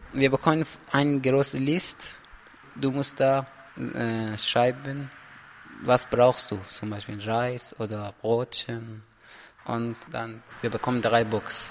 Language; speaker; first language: German; non-native, learner; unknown